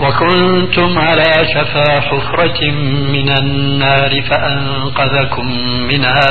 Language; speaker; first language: Arabic; native; Arabic